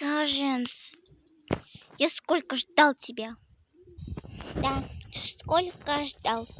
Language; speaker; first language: Russian; non-native, local second language; Kazakh